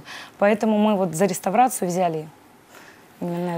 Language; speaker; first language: Russian; native; Russian